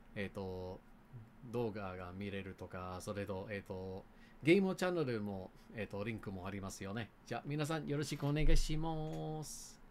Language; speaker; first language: Japanese; non-native, learner; English